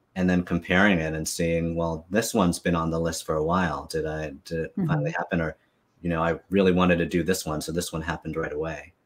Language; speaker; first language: English; native; English